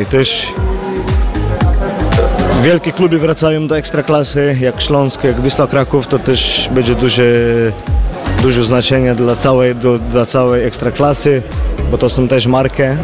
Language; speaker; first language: Polish; non-native, fluent; Slovenian